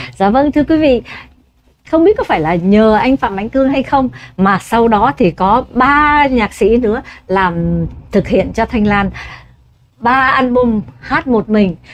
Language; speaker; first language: Vietnamese; native; Vietnamese